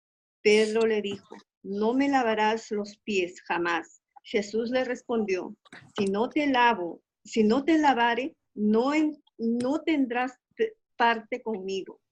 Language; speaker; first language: Spanish; native; Spanish